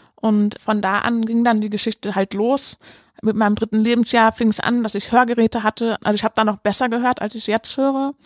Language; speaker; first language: German; native; German